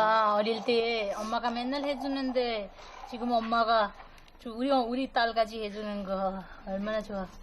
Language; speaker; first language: Korean; non-native, learner; Nepali